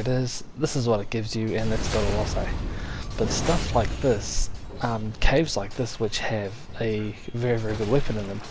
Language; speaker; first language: English; native; English